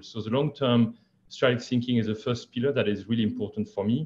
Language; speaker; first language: English; non-native, fluent; French